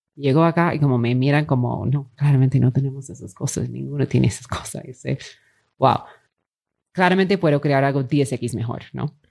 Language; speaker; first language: Spanish; non-native, fluent; English